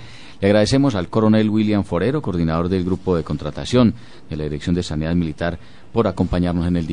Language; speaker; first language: Spanish; native; Spanish